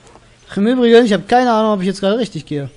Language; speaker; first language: German; native; German